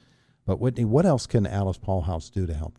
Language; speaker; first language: English; native; English